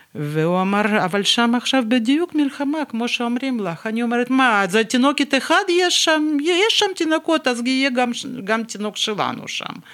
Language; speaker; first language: Hebrew; non-native, fluent; Russian